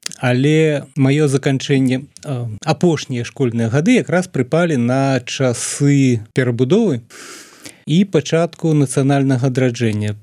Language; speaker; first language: Belarusian; native; Belarusian